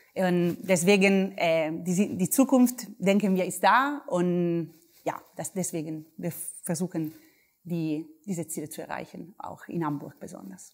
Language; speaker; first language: German; non-native, fluent; Italian